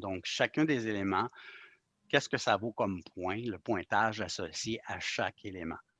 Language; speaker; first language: French; native; French